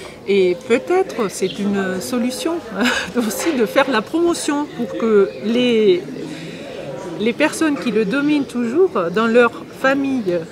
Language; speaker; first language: French; non-native, fluent; German